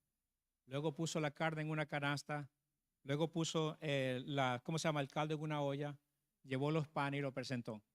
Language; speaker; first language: Spanish; native; Spanish